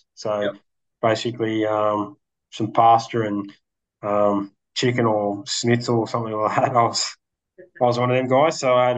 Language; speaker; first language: English; native; English